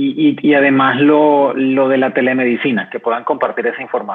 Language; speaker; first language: Spanish; native; Spanish